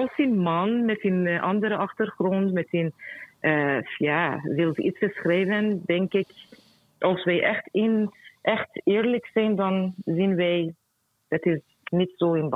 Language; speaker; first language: Dutch; non-native, fluent; Persian